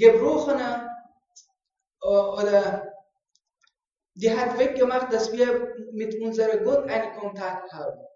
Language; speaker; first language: German; non-native, learner; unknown